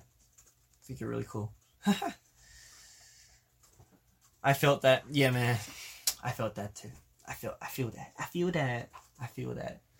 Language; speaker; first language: English; early bilingual, other home language; Korean